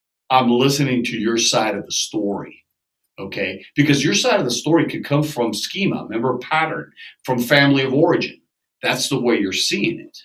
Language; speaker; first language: English; early bilingual, other home language; Spanish